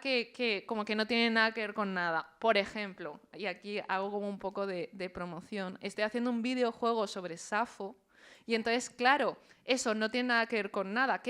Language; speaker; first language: Spanish; early bilingual, other home language; Chinese